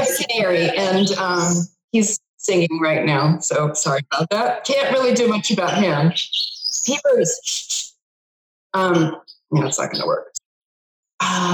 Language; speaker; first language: English; native; English